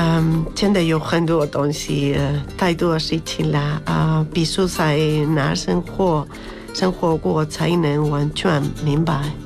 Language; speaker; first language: Chinese; non-native, learner; Spanish